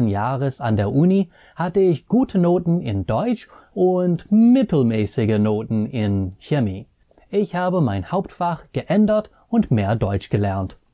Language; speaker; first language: German; non-native, fluent; English